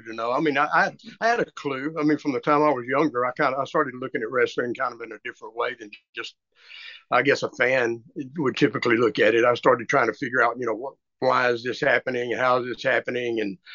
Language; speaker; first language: English; native; English